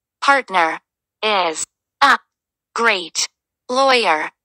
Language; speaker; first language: English; non-native, learner; Russian